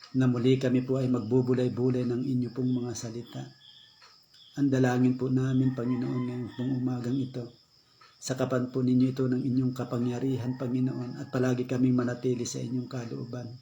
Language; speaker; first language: Filipino; native; Filipino